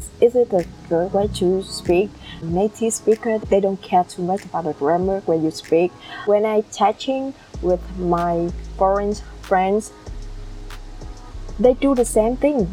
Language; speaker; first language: English; non-native, learner; Vietnamese